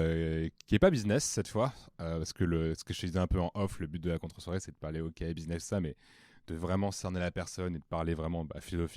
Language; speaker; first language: French; native; French